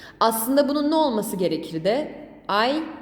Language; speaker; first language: Turkish; native; Turkish